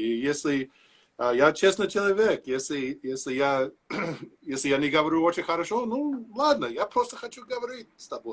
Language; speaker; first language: Russian; non-native, learner; English